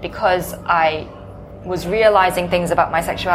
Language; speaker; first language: English; non-native, local second language; Cantonese